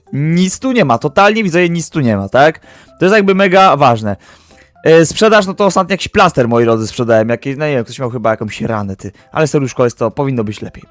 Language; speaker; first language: Polish; native; Polish